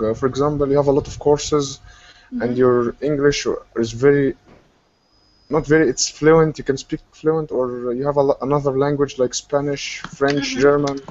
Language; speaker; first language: English; non-native, fluent; Arabic